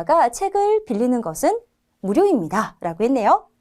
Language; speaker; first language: Korean; native; Korean